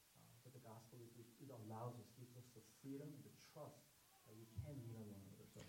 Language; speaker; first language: English; non-native, fluent; Korean